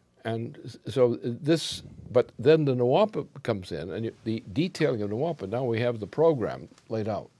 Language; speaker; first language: English; native; English